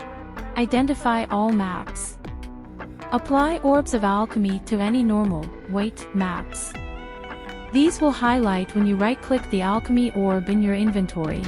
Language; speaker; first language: English; native; English